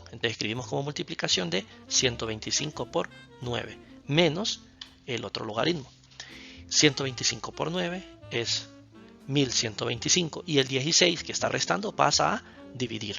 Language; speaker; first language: Spanish; native; Spanish